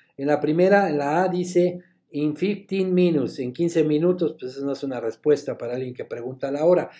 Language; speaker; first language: Spanish; native; Spanish